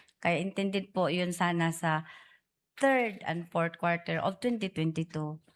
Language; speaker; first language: Filipino; non-native, local second language; Cebuano